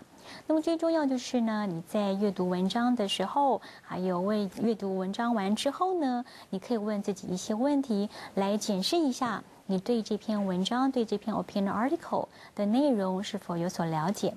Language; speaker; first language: Chinese; native; Chinese